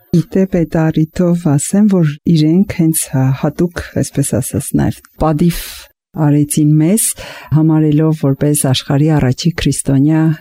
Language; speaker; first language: Armenian; native; Armenian